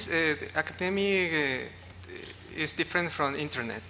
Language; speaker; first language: English; non-native, learner; Spanish